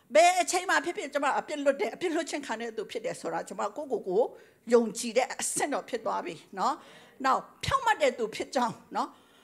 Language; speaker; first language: Burmese; non-native, local second language; Tedim Chin